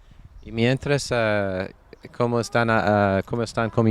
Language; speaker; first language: Spanish; non-native, fluent; English